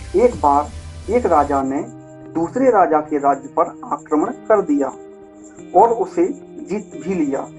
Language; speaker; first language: Hindi; native; Hindi